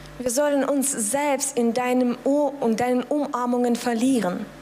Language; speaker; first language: German; non-native, fluent; Russian